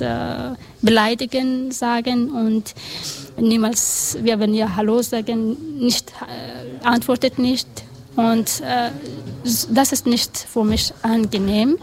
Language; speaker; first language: German; non-native, learner; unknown